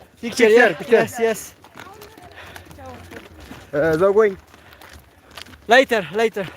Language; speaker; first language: English; non-native, learner; Polish